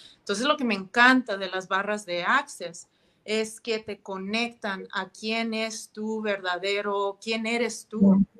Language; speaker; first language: Spanish; early bilingual, heritage; Spanish